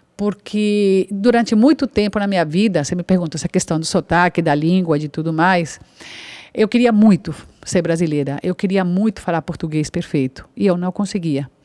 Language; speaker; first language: Portuguese; non-native, fluent; Spanish